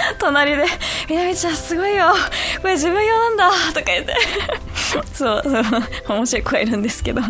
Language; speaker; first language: Japanese; early bilingual, other home language; English